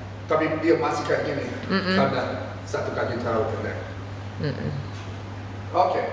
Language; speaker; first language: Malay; non-native, fluent; English